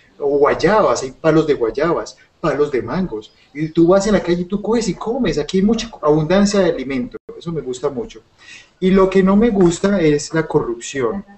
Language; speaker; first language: Spanish; native; Spanish